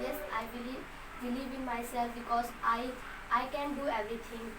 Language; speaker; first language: English; non-native, learner; Hindi